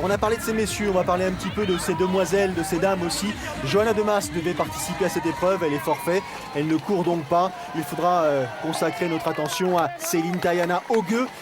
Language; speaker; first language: French; native; French